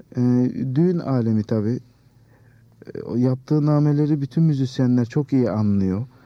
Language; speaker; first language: Turkish; native; Turkish